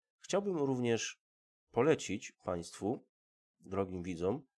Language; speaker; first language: Polish; native; Polish